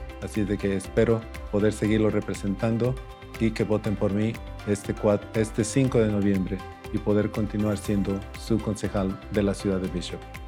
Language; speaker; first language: Spanish; native; Spanish